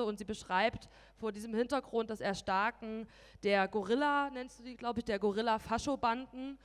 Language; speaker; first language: German; native; German